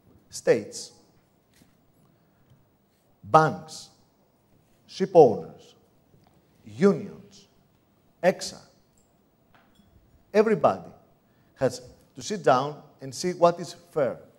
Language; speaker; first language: English; non-native, fluent; Greek